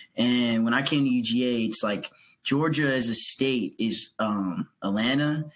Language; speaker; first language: English; native; English